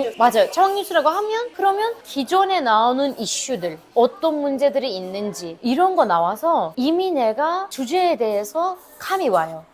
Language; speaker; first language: Korean; non-native, fluent; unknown